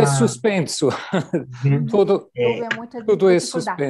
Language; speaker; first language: Portuguese; non-native, fluent; Greek